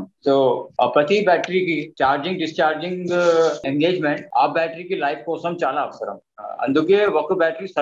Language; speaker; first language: Telugu; non-native, local second language; Hindi